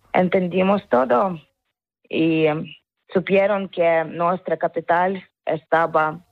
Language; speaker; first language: Spanish; non-native, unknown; Ukrainian